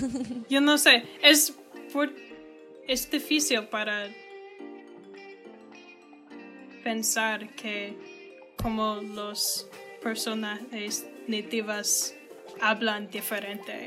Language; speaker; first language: Spanish; non-native, learner; English